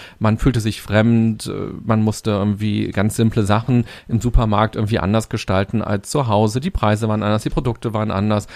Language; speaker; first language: German; native; German